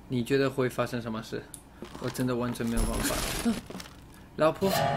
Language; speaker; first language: Chinese; non-native, fluent; English